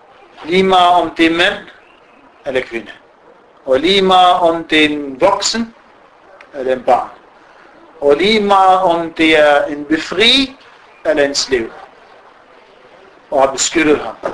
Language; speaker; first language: Danish; non-native, fluent; Arabic